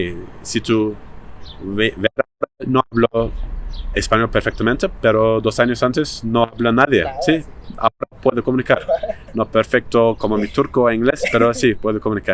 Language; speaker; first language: Spanish; non-native, learner; Turkish